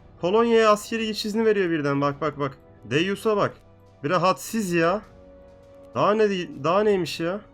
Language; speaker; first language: Turkish; native; Turkish